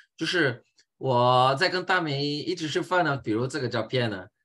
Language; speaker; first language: Chinese; non-native, fluent; Portuguese